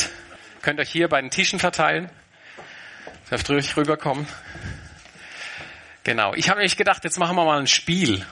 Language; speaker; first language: German; native; German